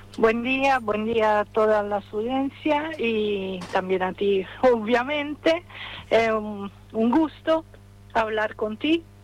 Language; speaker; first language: Spanish; non-native, fluent; Italian